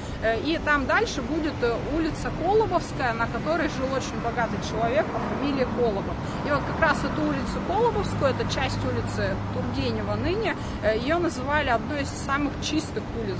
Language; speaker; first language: Russian; native; Russian